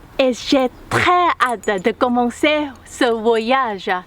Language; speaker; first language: French; non-native, learner; Thai